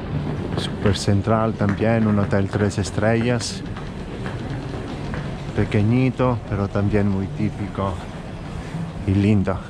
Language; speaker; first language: Spanish; non-native, fluent; Italian